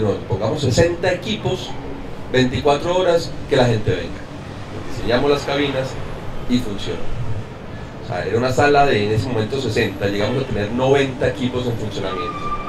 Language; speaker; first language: Spanish; native; Spanish